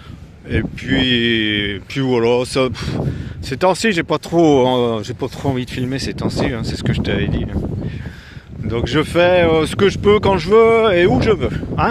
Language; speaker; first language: French; native; French